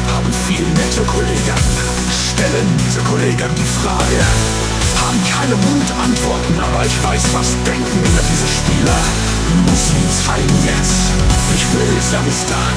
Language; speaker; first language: German; non-native, learner; Italian